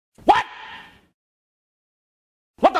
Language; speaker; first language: English; native; English